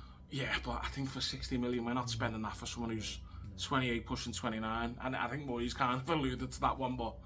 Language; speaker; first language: English; native; English